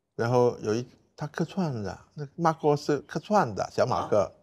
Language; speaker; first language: Chinese; non-native, fluent; Cantonese